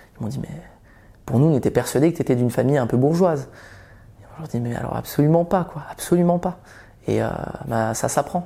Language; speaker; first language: French; early bilingual, other home language; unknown